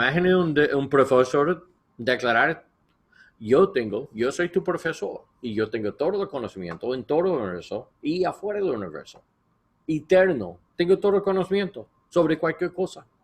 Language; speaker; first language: Spanish; non-native, learner; English